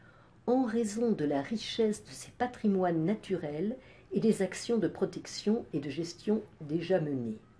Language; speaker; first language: French; native; French